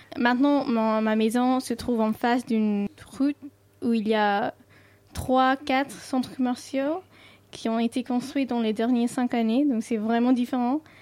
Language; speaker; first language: French; non-native, fluent; Sindhi